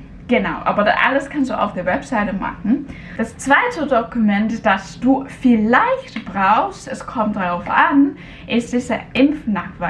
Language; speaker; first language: German; non-native, fluent; Cantonese